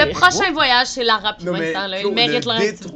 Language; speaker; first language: French; native; French